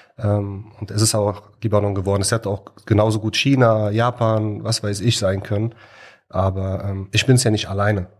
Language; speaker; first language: German; early bilingual, other home language; Arabic